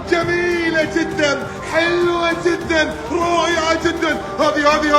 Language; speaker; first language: Arabic; native; Arabic